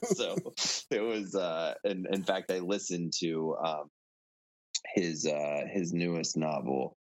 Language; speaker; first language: English; native; English